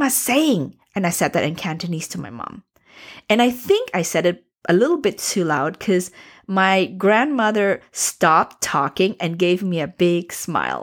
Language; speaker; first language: English; non-native, fluent; Cantonese